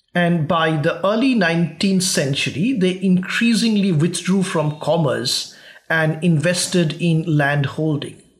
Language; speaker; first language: English; non-native, local second language; Bangla